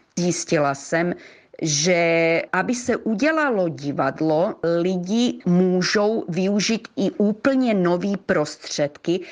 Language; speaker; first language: Czech; early bilingual, heritage; Czech